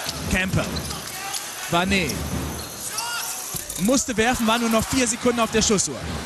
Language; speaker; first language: German; native; German